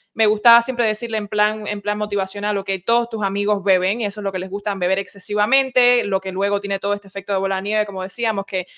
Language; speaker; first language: Spanish; early bilingual, heritage; Spanish